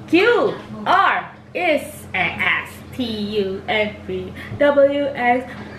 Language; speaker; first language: English; non-native, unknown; Indonesian